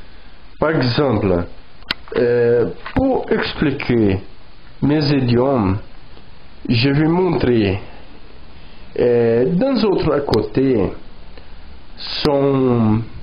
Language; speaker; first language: French; non-native, learner; Portuguese